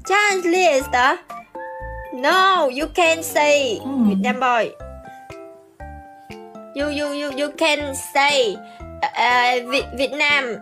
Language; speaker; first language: English; non-native, learner; Vietnamese